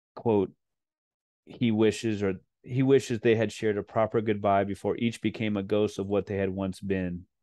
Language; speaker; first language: English; native; English